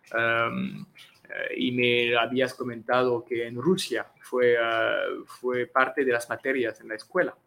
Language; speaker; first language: Spanish; non-native, fluent; French